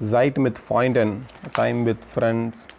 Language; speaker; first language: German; non-native, learner; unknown